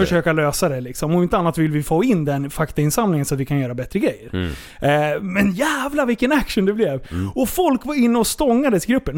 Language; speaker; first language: Swedish; native; Swedish